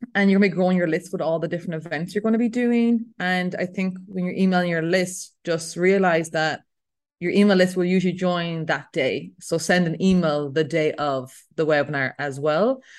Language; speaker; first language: English; native; English